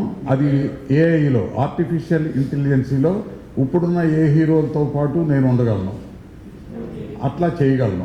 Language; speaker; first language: Telugu; native; Telugu